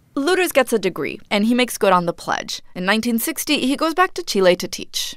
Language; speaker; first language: English; non-native, fluent; Spanish